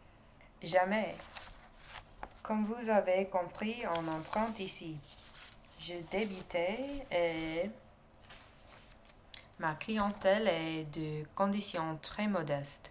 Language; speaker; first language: French; non-native, learner; English